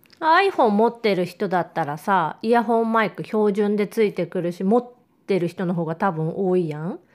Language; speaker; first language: Japanese; native; Japanese